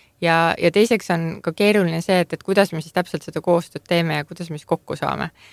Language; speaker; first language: Estonian; native; Estonian